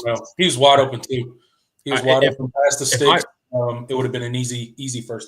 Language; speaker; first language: English; native; English